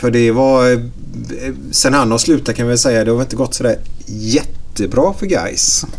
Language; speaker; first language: Swedish; native; Swedish